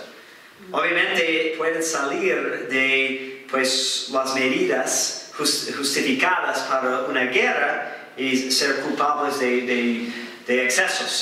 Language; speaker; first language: Spanish; non-native, fluent; English